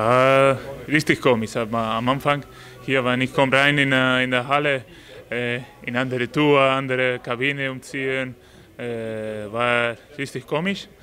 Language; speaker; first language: German; non-native, learner; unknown